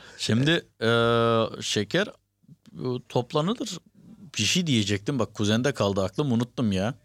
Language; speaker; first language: Turkish; native; Turkish